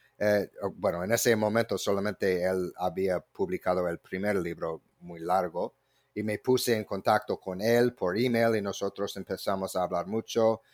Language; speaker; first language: Spanish; non-native, fluent; English